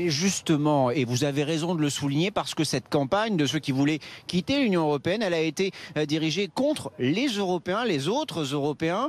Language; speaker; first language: French; native; French